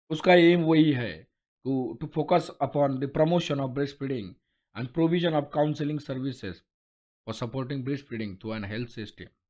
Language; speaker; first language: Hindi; non-native, local second language; Marathi